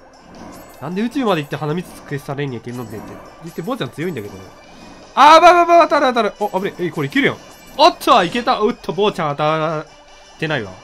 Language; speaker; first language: Japanese; native; Japanese